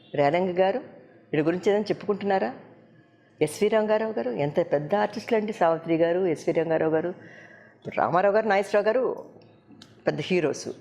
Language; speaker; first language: Telugu; native; Telugu